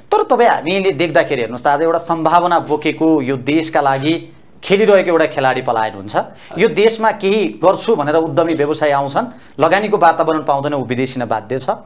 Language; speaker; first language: Nepali; native; Nepali